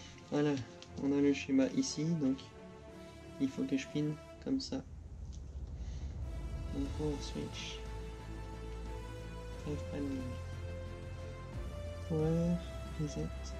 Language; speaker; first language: French; native; French